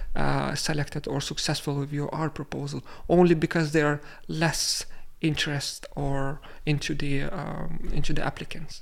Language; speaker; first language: English; non-native, fluent; Lithuanian